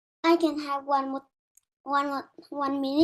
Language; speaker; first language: English; non-native, learner; Vietnamese